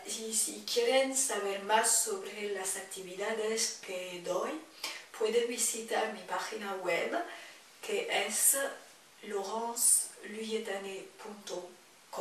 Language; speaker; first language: Spanish; non-native, fluent; French